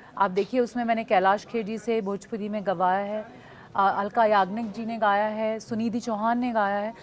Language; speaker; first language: Hindi; non-native, local second language; Bhojpuri